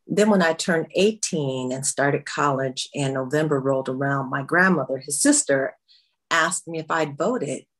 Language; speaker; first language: English; native; English